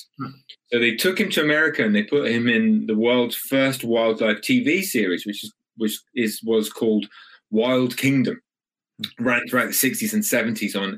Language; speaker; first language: English; native; English